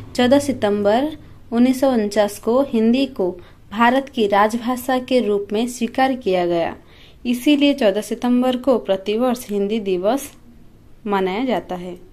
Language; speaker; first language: Hindi; native; Hindi